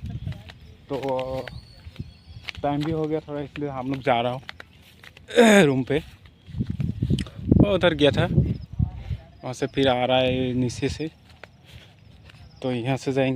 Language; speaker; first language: Hindi; non-native, local second language; Assamese